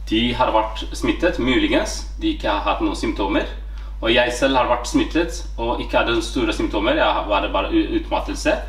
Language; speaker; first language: Norwegian; non-native, fluent; Amharic